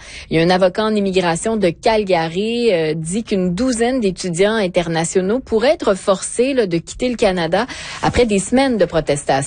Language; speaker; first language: French; native; French